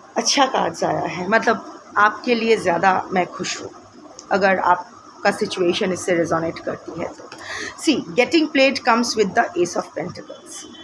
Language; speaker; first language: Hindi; non-native, local second language; Bangla